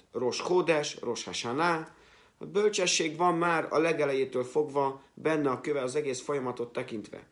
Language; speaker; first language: Hungarian; native; Hungarian